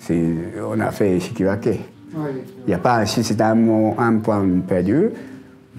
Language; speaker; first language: French; non-native, learner; Japanese